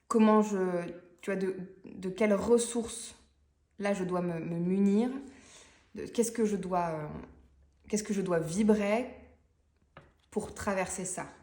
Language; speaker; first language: French; native; French